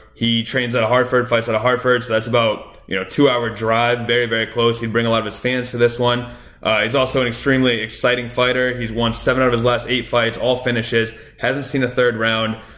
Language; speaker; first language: English; native; English